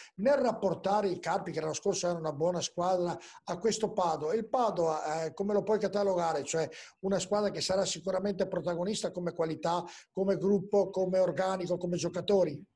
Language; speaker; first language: Italian; native; Italian